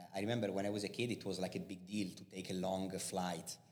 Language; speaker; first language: English; non-native, fluent; Italian